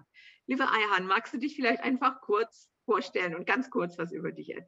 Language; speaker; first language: German; native; German